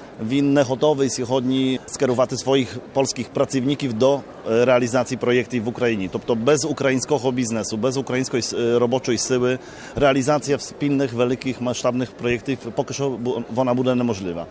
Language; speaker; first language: Polish; non-native, learner; Ukrainian